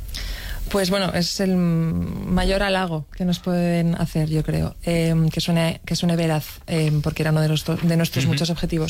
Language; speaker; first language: Spanish; native; Spanish